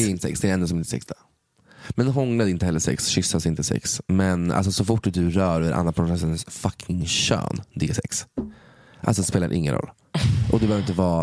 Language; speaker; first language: Swedish; native; Swedish